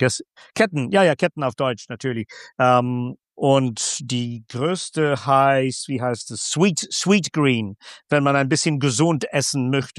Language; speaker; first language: German; non-native, fluent; English